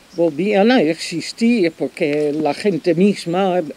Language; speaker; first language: Spanish; non-native, fluent; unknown